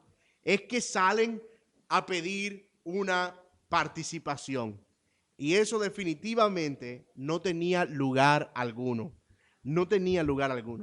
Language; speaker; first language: Spanish; native; Spanish